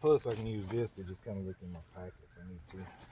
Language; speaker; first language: English; native; English